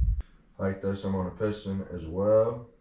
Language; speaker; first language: English; native; English